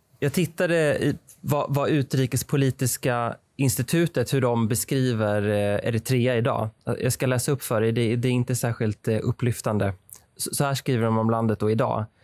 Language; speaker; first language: Swedish; native; Swedish